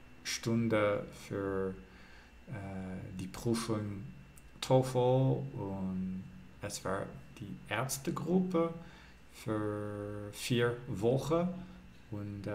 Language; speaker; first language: German; non-native, learner; English